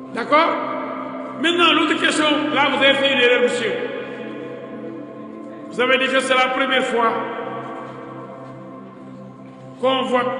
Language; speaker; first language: French; non-native, local second language; Wolof